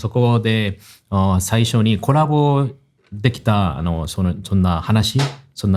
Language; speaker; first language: Japanese; non-native, fluent; Korean